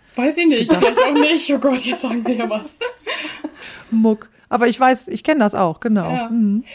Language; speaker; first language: German; native; German